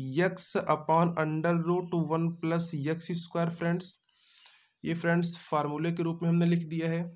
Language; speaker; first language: Hindi; native; Hindi